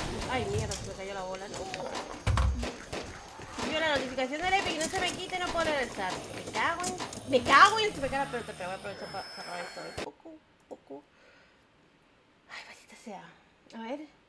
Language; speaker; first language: Spanish; native; Spanish